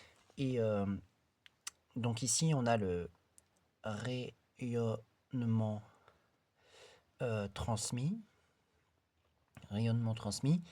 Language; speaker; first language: French; native; French